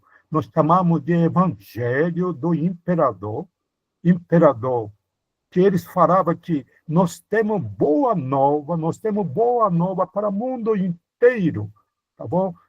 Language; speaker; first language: Portuguese; non-native, fluent; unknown